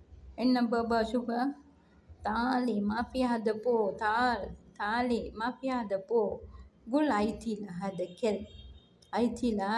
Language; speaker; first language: Arabic; non-native, learner; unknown